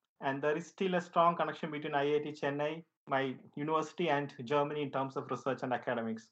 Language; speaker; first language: English; non-native, local second language; Malayalam